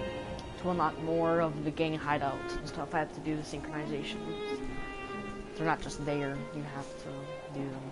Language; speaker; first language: English; native; English